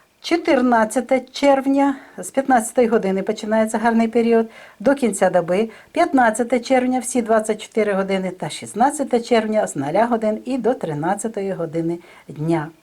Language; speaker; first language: Ukrainian; native; Ukrainian